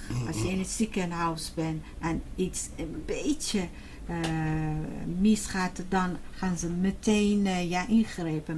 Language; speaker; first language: Dutch; non-native, fluent; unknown